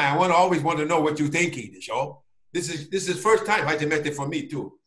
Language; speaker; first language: English; native; English